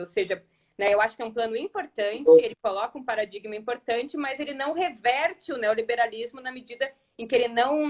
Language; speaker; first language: Portuguese; native; Portuguese